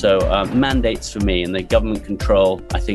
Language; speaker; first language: English; native; English